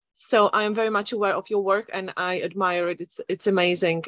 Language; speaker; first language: English; non-native, fluent; Czech